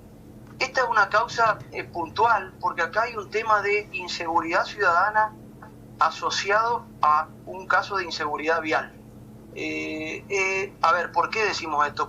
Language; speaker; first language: Spanish; native; Spanish